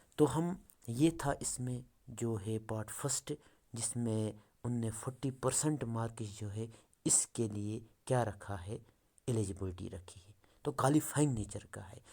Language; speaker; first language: Urdu; non-native, local second language; Kashmiri